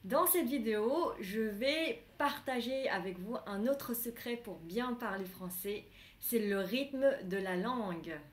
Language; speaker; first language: French; non-native, fluent; Vietnamese